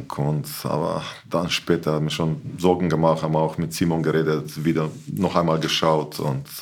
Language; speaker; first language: German; non-native, learner; Slovenian